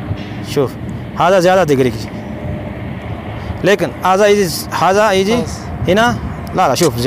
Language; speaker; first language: Arabic; non-native, learner; Punjabi